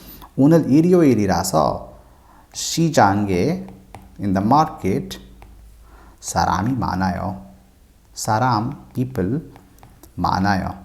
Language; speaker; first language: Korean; non-native, fluent; Hindi